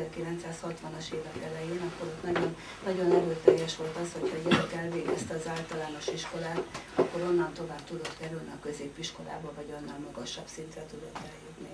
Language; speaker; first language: Hungarian; native; Hungarian